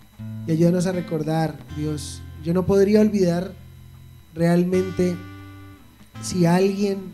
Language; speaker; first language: Spanish; native; Spanish